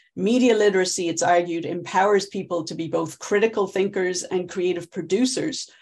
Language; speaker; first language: English; native; English